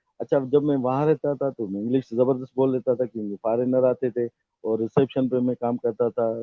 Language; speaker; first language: Urdu; non-native, local second language; Sindhi